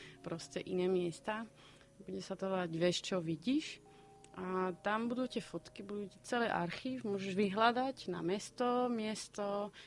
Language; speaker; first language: Slovak; non-native, fluent; Dutch